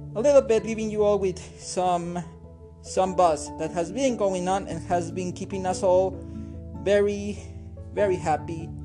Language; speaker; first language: English; non-native, fluent; Spanish